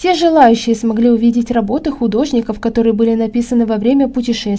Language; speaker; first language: Russian; native; Russian